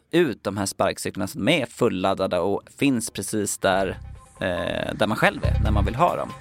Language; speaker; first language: Swedish; native; Swedish